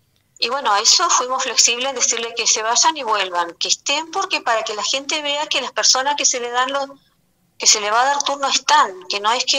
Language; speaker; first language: Spanish; native; Spanish